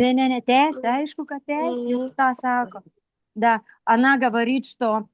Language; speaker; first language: Russian; non-native, local second language; Lithuanian